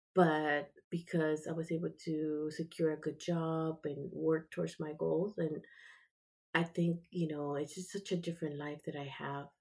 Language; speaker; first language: English; early bilingual, other home language; Spanish